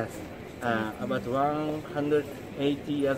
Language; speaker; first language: English; non-native, learner; Japanese